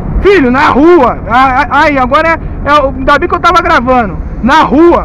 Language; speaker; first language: Portuguese; native; Portuguese